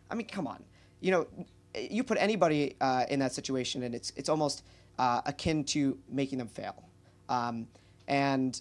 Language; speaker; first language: English; native; English